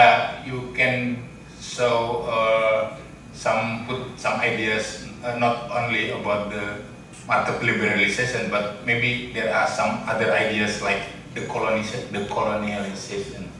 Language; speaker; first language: English; non-native, learner; Indonesian